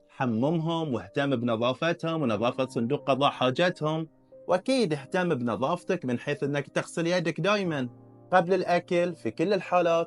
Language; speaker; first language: Arabic; native; Arabic